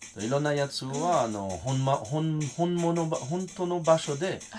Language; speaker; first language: Japanese; non-native, learner; French